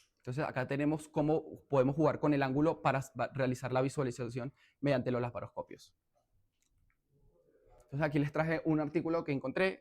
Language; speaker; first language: Spanish; native; Spanish